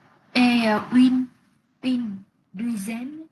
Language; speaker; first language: French; non-native, learner; Vietnamese